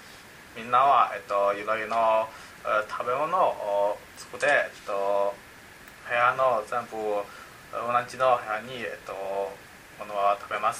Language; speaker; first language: Japanese; non-native, learner; Chinese